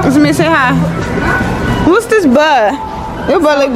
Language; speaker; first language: English; native; English